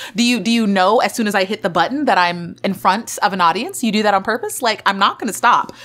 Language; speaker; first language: English; native; English